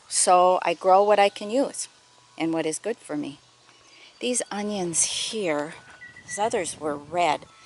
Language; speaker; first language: English; native; English